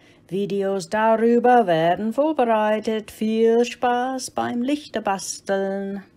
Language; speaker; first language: German; non-native, fluent; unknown